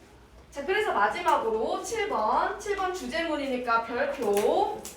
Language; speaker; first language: Korean; native; Korean